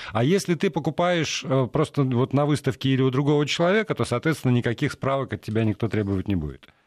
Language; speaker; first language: Russian; native; Russian